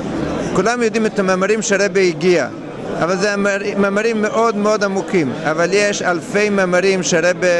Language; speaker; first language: Hebrew; non-native, fluent; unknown